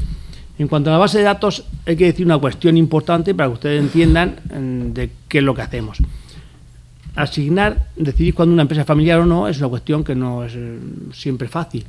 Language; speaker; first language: Spanish; native; Spanish